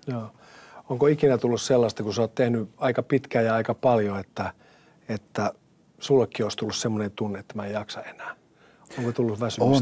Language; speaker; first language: Finnish; native; Finnish